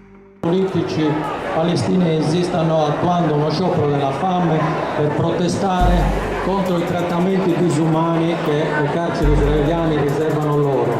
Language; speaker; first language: Italian; native; Italian